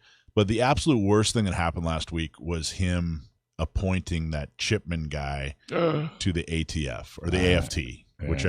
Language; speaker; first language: English; native; English